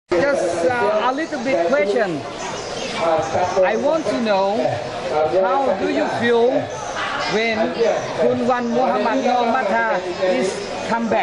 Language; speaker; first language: English; non-native, learner; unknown